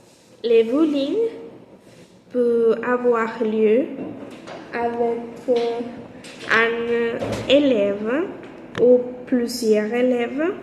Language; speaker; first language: French; non-native, learner; Spanish